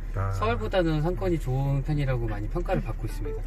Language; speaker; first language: Korean; native; Korean